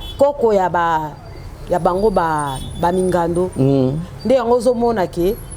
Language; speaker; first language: Lingala; non-native, local second language; Mongo